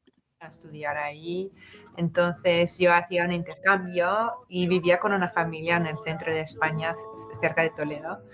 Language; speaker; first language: Spanish; non-native, fluent; English